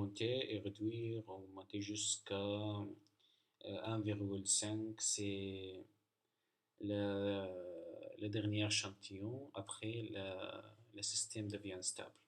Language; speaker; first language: French; non-native, learner; Arabic